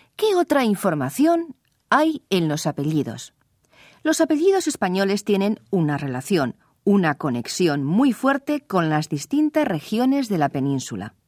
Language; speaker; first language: Spanish; native; Spanish